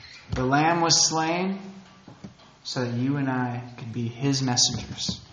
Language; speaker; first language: English; native; English